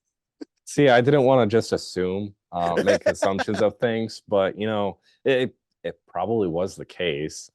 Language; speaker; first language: English; native; English